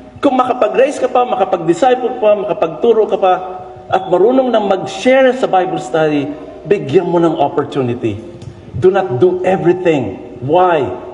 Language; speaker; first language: Filipino; non-native, local second language; Iloko